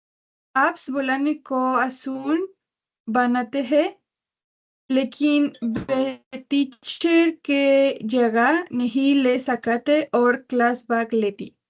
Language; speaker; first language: Hindi; non-native, learner; Spanish